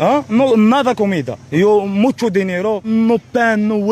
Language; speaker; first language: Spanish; non-native, learner; Arabic